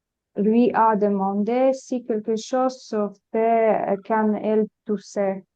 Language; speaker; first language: French; non-native, learner; Ukrainian